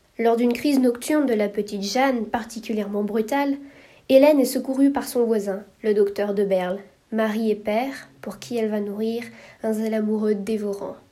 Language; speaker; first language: French; native; French